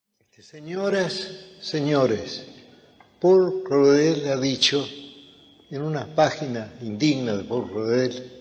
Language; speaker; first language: Spanish; native; Spanish